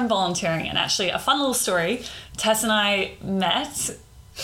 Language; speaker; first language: English; native; English